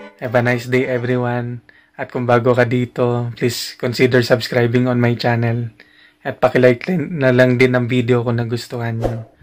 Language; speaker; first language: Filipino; native; Filipino